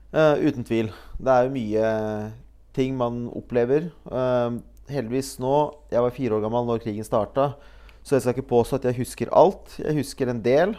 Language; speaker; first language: Norwegian; early bilingual, other home language; Bosnian